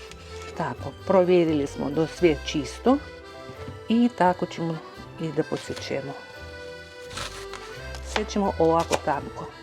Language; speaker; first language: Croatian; non-native, fluent; Russian